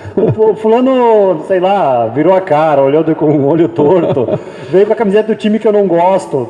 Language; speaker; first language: Portuguese; native; Portuguese